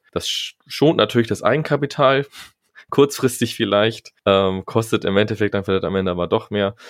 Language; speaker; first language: German; native; German